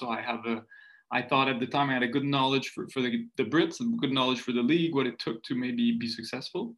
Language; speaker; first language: English; non-native, fluent; French